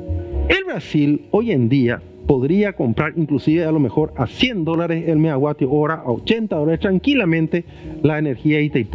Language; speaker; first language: Spanish; native; Spanish